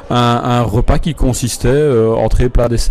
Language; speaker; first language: French; native; French